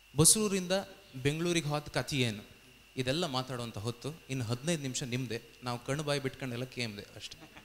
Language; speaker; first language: Kannada; native; Kannada